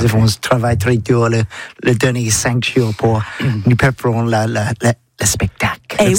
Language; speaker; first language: French; non-native, learner; English